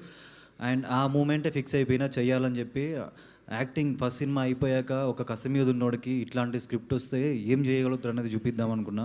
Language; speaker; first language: Telugu; native; Telugu